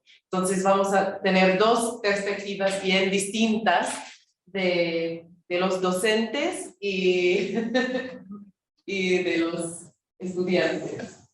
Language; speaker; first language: Spanish; non-native, fluent; English